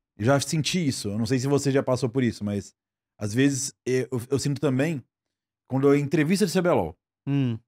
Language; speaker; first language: Portuguese; native; Portuguese